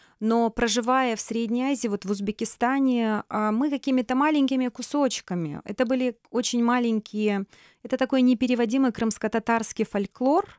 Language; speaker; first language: Russian; non-native, local second language; Crimean Tatar